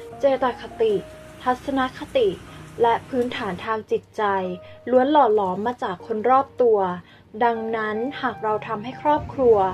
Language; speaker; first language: Thai; native; Thai